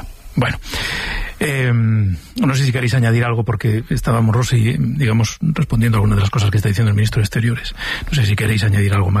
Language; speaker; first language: Spanish; native; Spanish